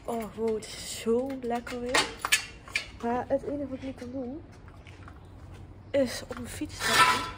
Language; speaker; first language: Dutch; native; Dutch